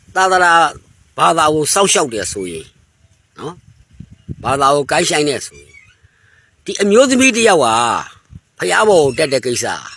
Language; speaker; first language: Burmese; native; Burmese